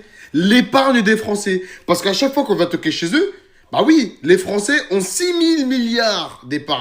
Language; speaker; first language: French; native; French